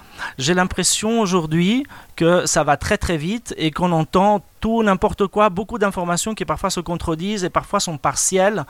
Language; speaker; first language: French; non-native, fluent; Spanish